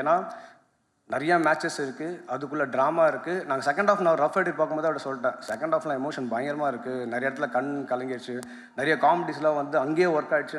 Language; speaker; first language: Tamil; native; Tamil